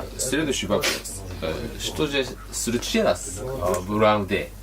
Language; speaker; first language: Russian; non-native, learner; Japanese